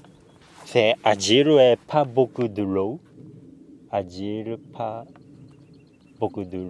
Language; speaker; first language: French; non-native, learner; Japanese